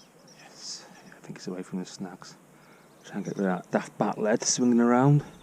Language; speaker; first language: English; native; English